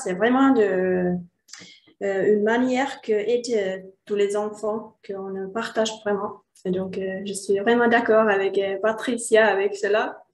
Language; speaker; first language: French; non-native, learner; Finnish